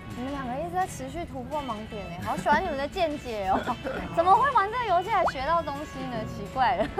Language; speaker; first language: Chinese; native; Chinese